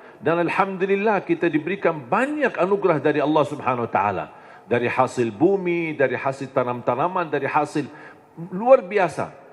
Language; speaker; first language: Indonesian; non-native, fluent; Arabic